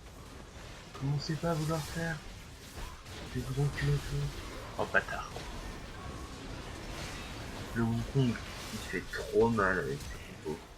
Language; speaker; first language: French; native; French